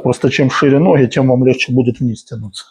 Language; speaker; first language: Russian; native; Russian